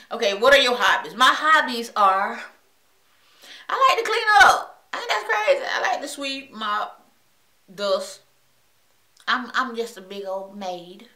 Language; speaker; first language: English; native; English